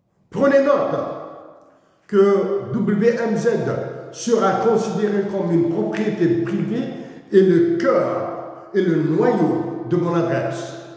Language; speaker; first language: French; non-native, local second language; Kabyle